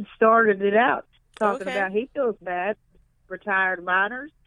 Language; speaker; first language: English; native; English